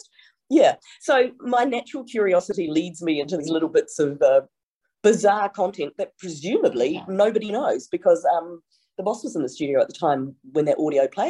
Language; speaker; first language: English; native; English